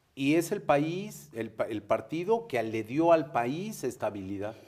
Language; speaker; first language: Spanish; native; Spanish